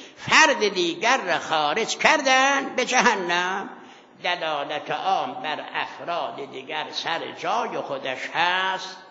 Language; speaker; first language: Persian; non-native, local second language; Azerbaijani